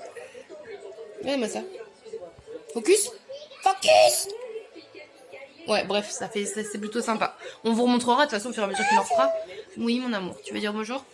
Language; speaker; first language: French; native; French